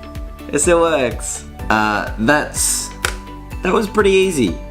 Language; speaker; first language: English; native; English